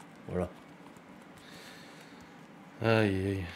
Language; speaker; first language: French; native; French